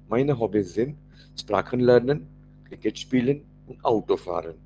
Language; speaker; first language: German; non-native, fluent; Marathi